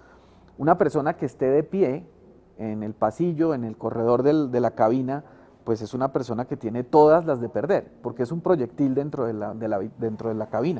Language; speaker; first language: Spanish; native; Spanish